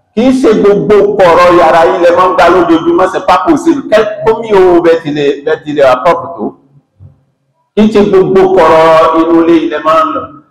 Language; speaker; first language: French; non-native, local second language; Yoruba